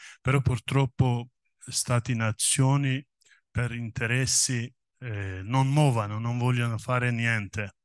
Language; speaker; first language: Italian; non-native, learner; Kurdish